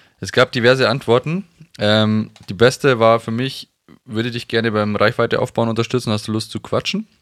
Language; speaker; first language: German; native; German